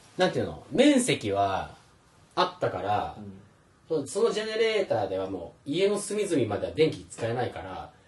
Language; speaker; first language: Japanese; early bilingual, heritage; Japanese